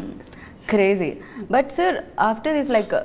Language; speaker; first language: Telugu; native; Telugu